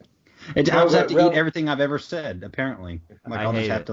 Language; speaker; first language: English; native; English